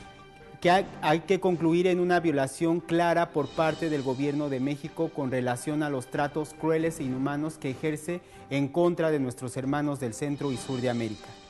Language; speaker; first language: Spanish; native; Spanish